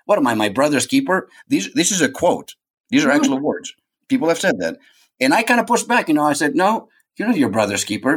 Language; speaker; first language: English; non-native, fluent; Greek